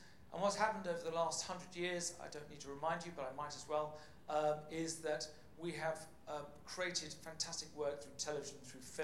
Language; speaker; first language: English; native; English